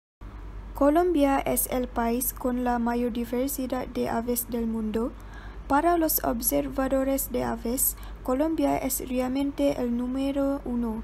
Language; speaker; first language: Spanish; non-native, learner; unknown